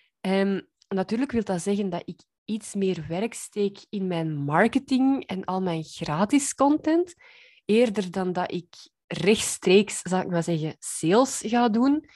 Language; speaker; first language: Dutch; native; Dutch